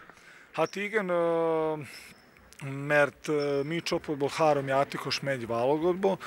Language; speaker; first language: Hungarian; non-native, learner; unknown